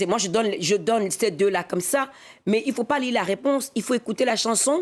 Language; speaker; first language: French; non-native, local second language; Fon